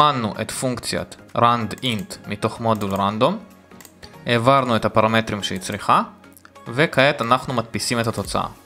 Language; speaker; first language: Hebrew; native; Hebrew